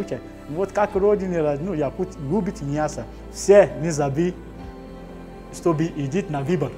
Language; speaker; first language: Russian; non-native, learner; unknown